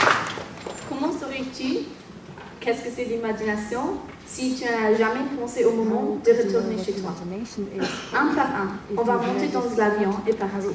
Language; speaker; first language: French; non-native, fluent; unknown